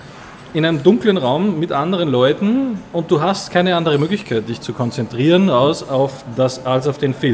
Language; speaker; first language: German; native; German